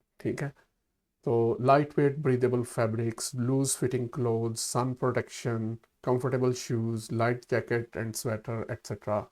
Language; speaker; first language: Urdu; native; Urdu